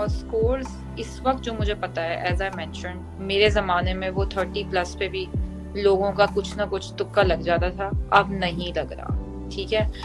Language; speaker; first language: Urdu; native; Urdu